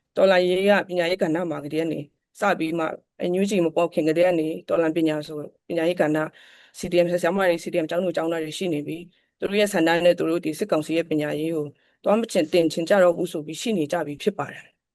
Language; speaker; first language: Burmese; non-native, local second language; Kachin